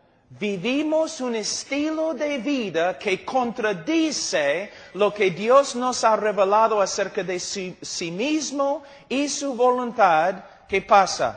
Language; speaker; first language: Spanish; non-native, fluent; English